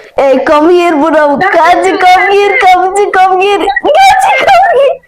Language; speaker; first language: English; non-native, learner; Mongolian